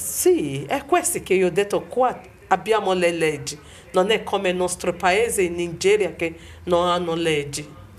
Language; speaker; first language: Italian; non-native, learner; Bini